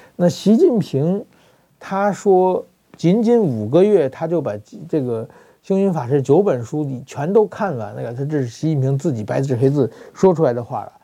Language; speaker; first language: Chinese; native; Chinese